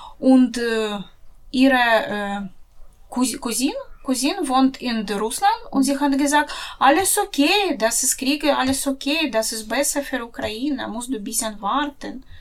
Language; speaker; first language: German; non-native, learner; Russian